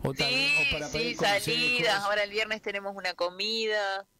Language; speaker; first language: Spanish; native; Spanish